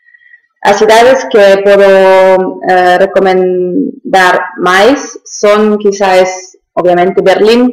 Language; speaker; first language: Spanish; non-native, fluent; German